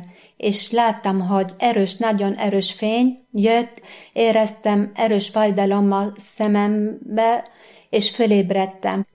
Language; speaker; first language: Hungarian; non-native, fluent; Arabic